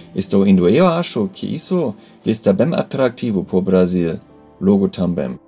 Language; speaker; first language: Portuguese; non-native, learner; German